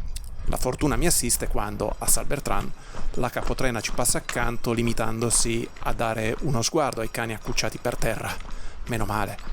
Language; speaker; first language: Italian; native; Italian